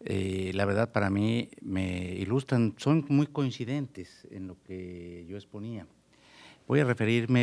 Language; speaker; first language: Spanish; native; Spanish